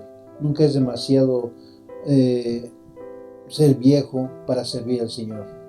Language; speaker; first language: Spanish; native; Spanish